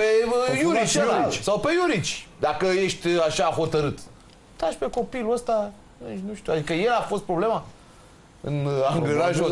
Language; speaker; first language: Romanian; native; Romanian